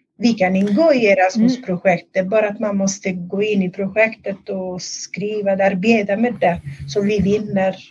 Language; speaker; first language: Swedish; non-native, fluent; Italian